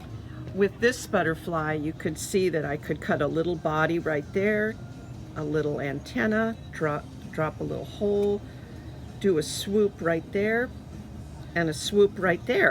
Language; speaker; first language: English; native; English